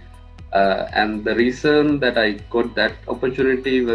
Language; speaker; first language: English; non-native, local second language; Sinhala